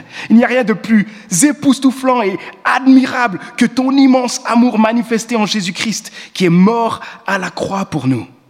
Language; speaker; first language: French; native; French